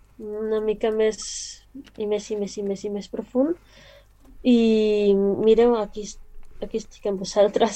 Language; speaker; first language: Catalan; non-native, learner; Spanish